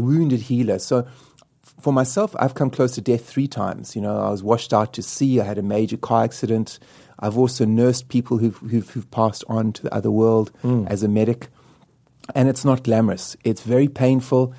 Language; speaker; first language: English; native; English